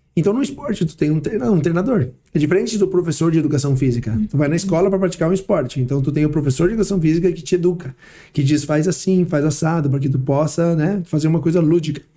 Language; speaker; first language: Portuguese; early bilingual, heritage; Portuguese